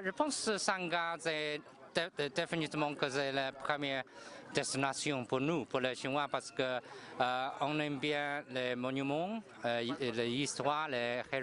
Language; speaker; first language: French; non-native, fluent; Chinese